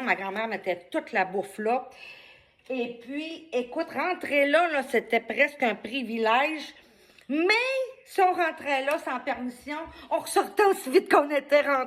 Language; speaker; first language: French; native; French